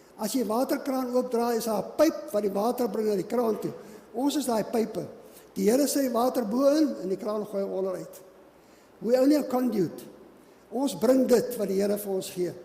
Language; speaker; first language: Afrikaans; non-native, local second language; English